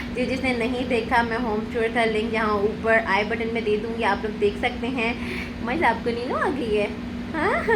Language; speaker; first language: Urdu; native; Urdu